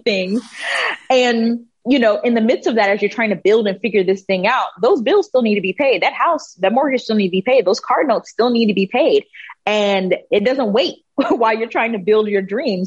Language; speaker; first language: English; native; English